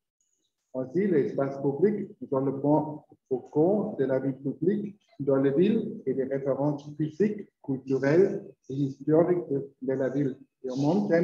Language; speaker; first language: French; non-native, learner; Spanish